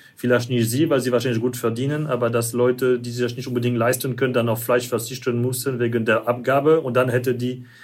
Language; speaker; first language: German; non-native, fluent; French